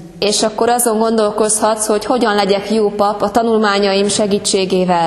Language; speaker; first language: Hungarian; native; Hungarian